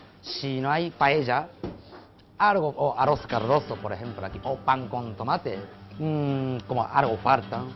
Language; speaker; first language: Spanish; non-native, learner; Japanese